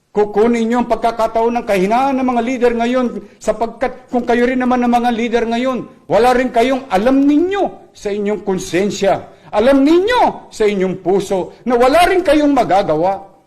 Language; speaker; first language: Filipino; native; Filipino